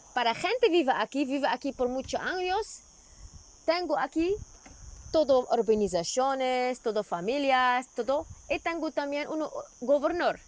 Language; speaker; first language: Spanish; non-native, learner; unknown